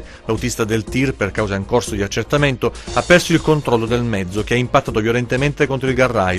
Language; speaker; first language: Italian; native; Italian